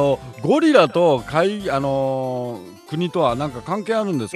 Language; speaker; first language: Japanese; native; Japanese